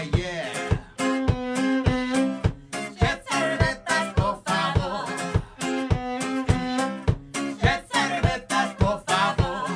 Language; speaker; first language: Spanish; non-native, learner; English